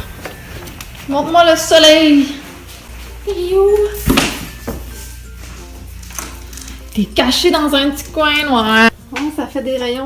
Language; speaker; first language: French; native; French